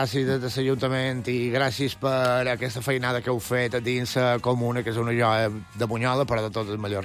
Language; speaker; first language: Catalan; native; Catalan